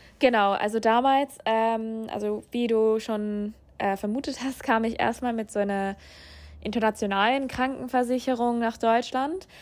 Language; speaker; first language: German; non-native, fluent; English